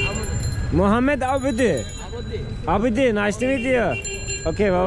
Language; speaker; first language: English; non-native, learner; Turkish